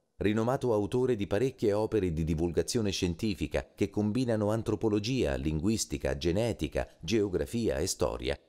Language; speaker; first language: Italian; native; Italian